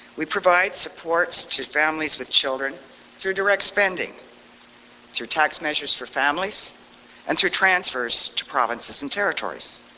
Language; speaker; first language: English; native; English